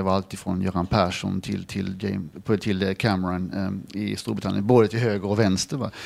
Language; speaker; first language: Swedish; native; Swedish